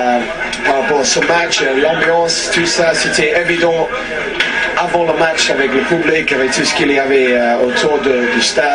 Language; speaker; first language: French; non-native, fluent; English